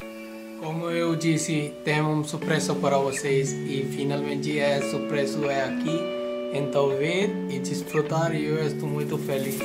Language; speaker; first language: Portuguese; non-native, learner; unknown